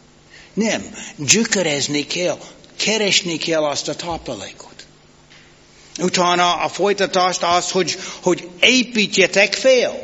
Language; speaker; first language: Hungarian; non-native, fluent; English